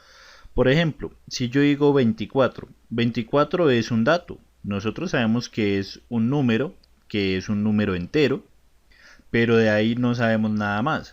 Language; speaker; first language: Spanish; native; Spanish